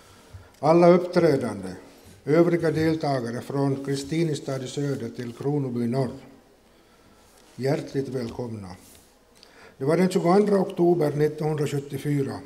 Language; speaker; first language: Swedish; native; Swedish